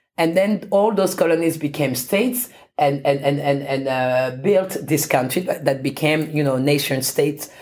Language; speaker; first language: English; non-native, fluent; French